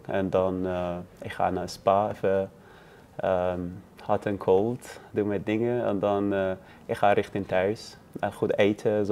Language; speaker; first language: Dutch; non-native, learner; Persian